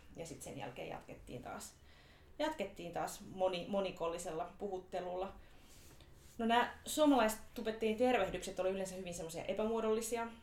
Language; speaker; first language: Finnish; native; Finnish